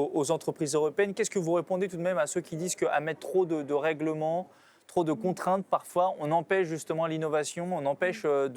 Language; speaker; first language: French; native; French